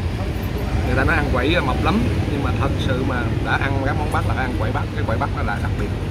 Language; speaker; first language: Vietnamese; native; Vietnamese